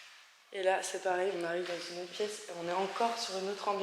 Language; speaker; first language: French; native; French